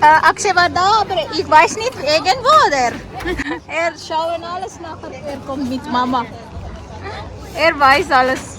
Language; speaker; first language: German; non-native, learner; Tamil